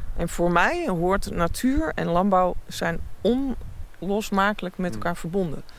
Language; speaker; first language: Dutch; native; Dutch